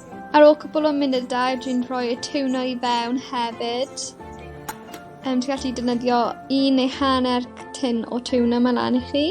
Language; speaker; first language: Welsh; non-native, local second language; English